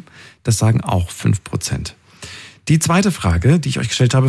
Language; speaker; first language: German; native; German